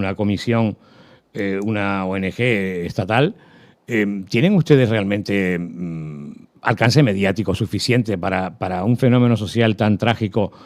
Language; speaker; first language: Spanish; native; Spanish